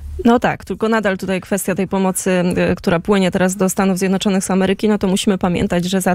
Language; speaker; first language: Polish; native; Polish